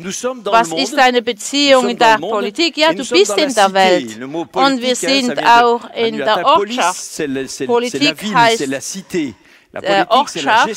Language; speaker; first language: German; non-native, fluent; French